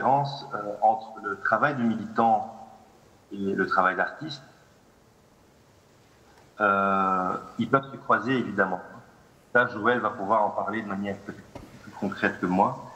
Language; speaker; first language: French; non-native, local second language; Arabic